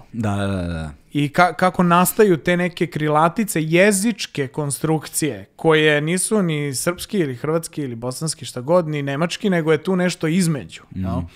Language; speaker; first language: Serbian; native; Serbian